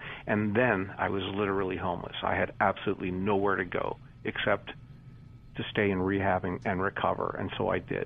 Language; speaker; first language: English; native; English